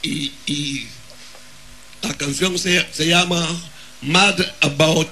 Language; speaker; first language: Spanish; non-native, learner; English